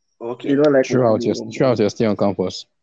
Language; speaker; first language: English; non-native, local second language; Yoruba